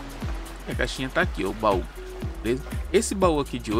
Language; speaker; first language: Portuguese; native; Portuguese